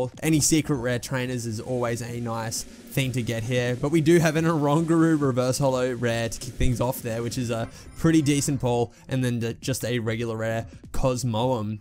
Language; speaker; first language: English; native; English